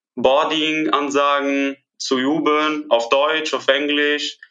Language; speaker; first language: German; non-native, fluent; Italian